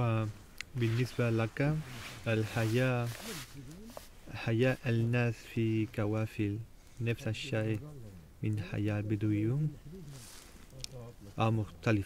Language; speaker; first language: Arabic; non-native, learner; Spanish